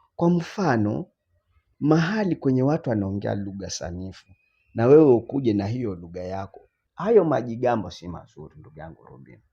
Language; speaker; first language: Swahili; non-native, local second language; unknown